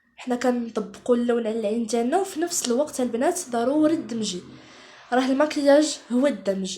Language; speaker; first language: Arabic; native; Arabic